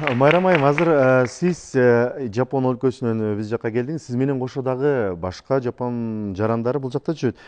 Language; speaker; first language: Kyrgyz; native; Kyrgyz